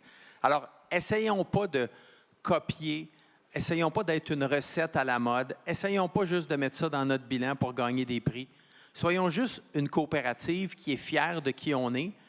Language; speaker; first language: French; native; French